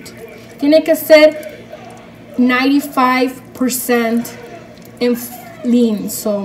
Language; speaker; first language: Spanish; early bilingual, heritage; Spanish